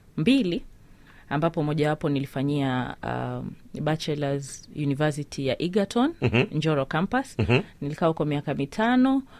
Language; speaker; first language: Swahili; native; Swahili